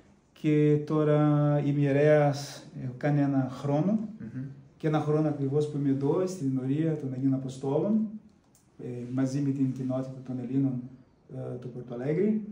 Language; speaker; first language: Greek; non-native, fluent; Portuguese